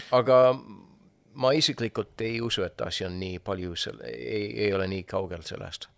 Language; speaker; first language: Estonian; non-native, fluent; English